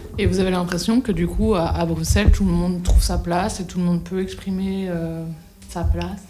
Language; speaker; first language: French; native; French